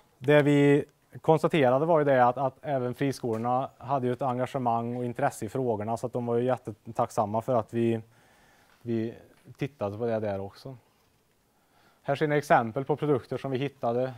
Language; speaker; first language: Swedish; native; Swedish